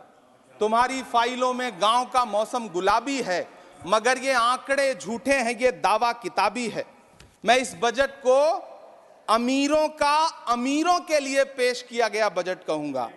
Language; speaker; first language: Hindi; native; Hindi